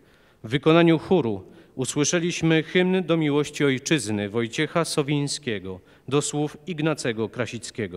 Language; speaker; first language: Polish; native; Polish